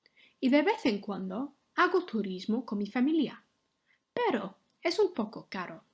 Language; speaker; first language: Spanish; non-native, fluent; English